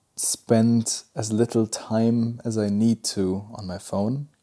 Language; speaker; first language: English; early bilingual, other home language; Pashto